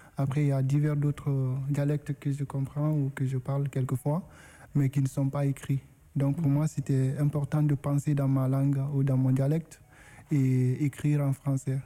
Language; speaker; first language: French; non-native, local second language; Susu